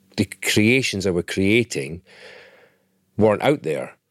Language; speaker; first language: English; native; English